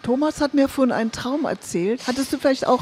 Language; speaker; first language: German; native; German